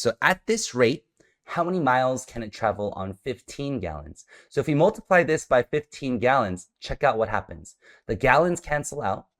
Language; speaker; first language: English; native; English